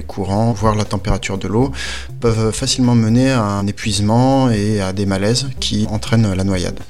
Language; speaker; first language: French; native; French